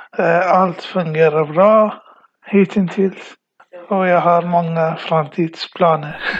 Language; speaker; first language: Swedish; early bilingual, other home language; Arabic